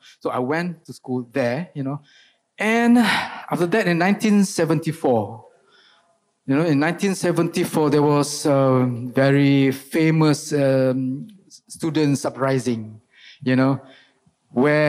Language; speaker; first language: English; non-native, local second language; Malay